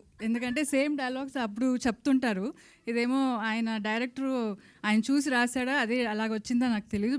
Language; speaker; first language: Telugu; non-native, local second language; Kannada